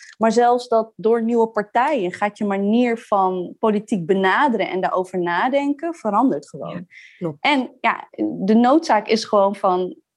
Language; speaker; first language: Dutch; early bilingual, other home language; Arabic